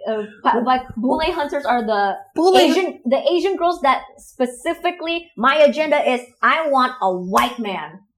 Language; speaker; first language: English; non-native, fluent; Indonesian